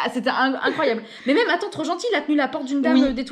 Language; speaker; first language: French; native; French